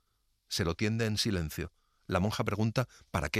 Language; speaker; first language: Spanish; native; Spanish